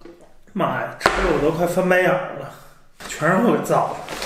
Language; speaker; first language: Chinese; native; Chinese